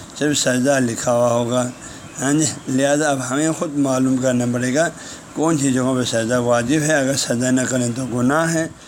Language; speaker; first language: Urdu; non-native, local second language; Balti